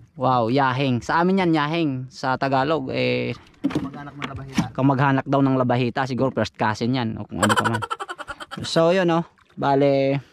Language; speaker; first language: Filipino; non-native, local second language; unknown